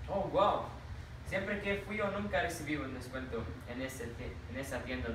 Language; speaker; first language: Spanish; non-native, learner; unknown